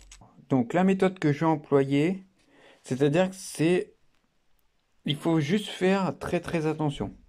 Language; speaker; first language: French; native; French